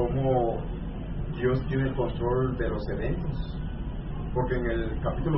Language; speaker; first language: Spanish; native; Spanish